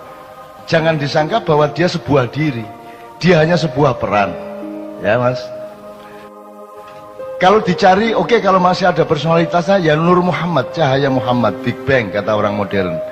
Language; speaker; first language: Indonesian; non-native, local second language; Javanese